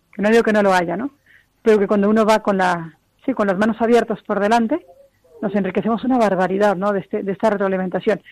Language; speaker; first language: Spanish; native; Spanish